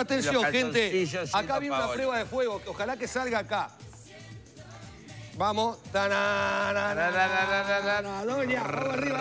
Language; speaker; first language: Spanish; native; Spanish